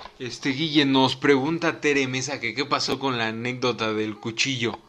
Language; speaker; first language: Spanish; native; Spanish